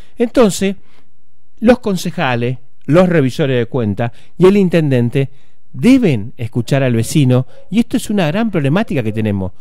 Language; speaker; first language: Spanish; native; Spanish